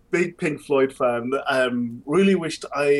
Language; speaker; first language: English; native; English